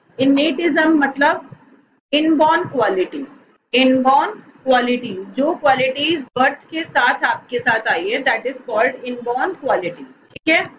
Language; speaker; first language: Hindi; native; Hindi